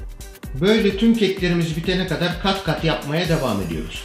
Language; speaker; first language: Turkish; native; Turkish